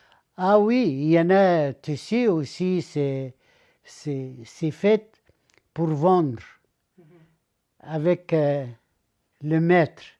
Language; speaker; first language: French; non-native, learner; Arabic